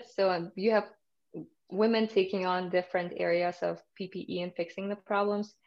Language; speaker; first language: English; early bilingual, other home language; Russian